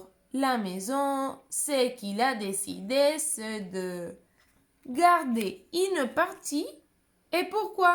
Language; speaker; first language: French; non-native, fluent; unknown